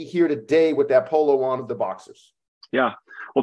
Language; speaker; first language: English; native; English